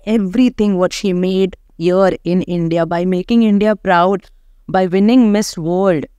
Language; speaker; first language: Hindi; native; Hindi